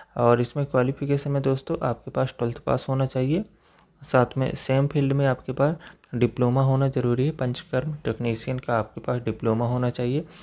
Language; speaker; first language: Hindi; native; Hindi